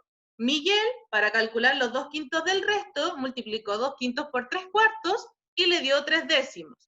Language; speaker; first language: Spanish; native; Spanish